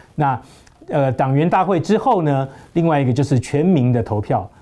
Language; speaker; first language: Chinese; native; Chinese